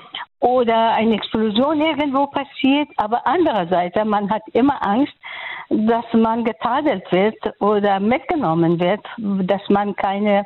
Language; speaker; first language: German; non-native, fluent; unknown